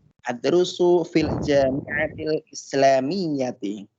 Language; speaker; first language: Arabic; non-native, fluent; Indonesian